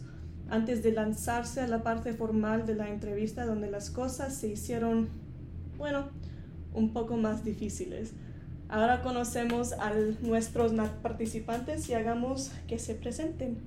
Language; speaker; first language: Spanish; non-native, fluent; English